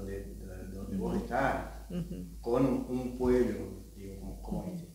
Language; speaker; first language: Spanish; native; Spanish